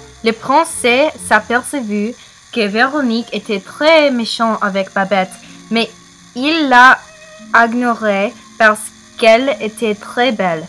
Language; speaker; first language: French; non-native, learner; English